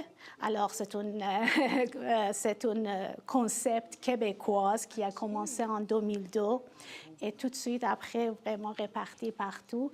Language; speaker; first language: French; non-native, fluent; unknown